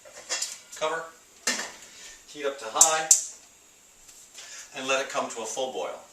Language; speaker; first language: English; native; English